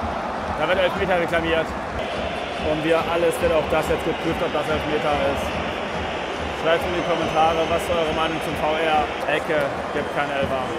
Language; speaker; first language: German; native; German